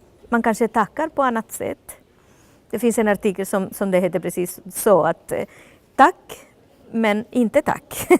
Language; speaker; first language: Swedish; non-native, fluent; Spanish